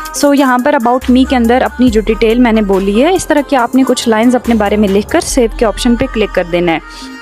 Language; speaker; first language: Urdu; non-native, local second language; Punjabi